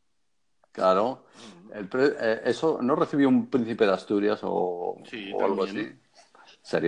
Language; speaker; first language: Spanish; native; Spanish